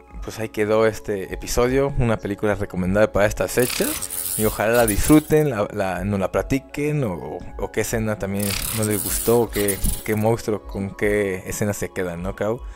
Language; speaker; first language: Spanish; native; Spanish